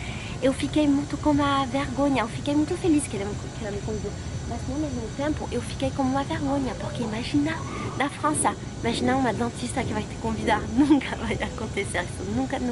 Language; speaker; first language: Portuguese; non-native, fluent; French